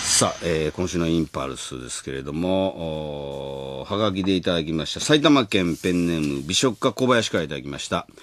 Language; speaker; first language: Japanese; native; Japanese